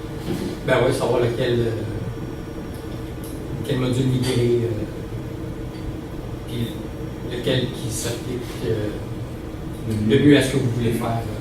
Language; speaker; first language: French; native; French